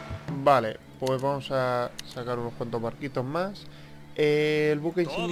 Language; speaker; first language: Spanish; native; Spanish